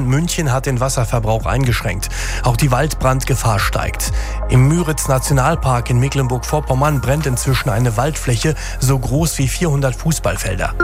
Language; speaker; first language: German; native; German